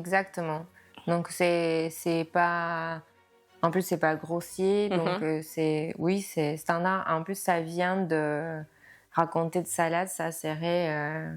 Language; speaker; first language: French; non-native, fluent; Spanish